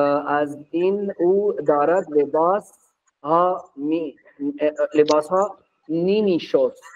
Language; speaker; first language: Persian; non-native, fluent; Urdu